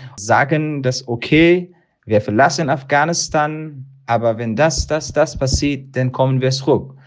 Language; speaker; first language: German; non-native, learner; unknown